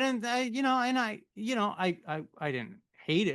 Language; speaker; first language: English; native; English